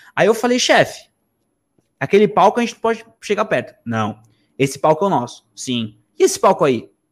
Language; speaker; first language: Portuguese; early bilingual, other home language; Spanish